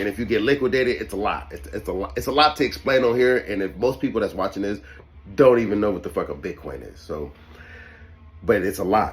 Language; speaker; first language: English; native; English